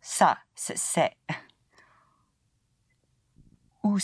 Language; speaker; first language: French; non-native, learner; English